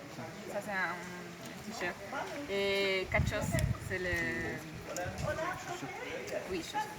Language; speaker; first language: French; non-native, learner; Spanish